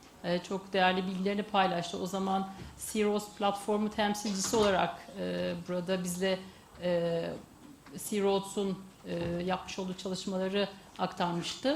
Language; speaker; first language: Turkish; native; Turkish